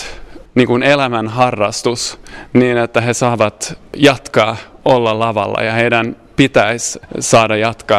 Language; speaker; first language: Finnish; non-native, fluent; Swedish